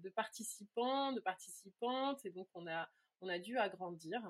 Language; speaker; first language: French; native; French